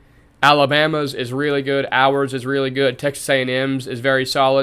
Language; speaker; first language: English; native; English